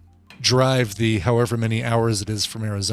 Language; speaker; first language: English; native; English